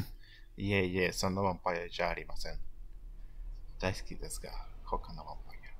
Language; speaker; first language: Japanese; non-native, learner; Spanish